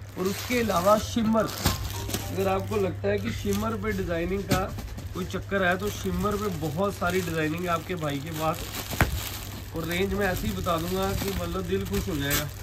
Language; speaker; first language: Hindi; non-native, local second language; Punjabi